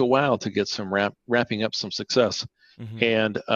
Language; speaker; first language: English; non-native, fluent; Spanish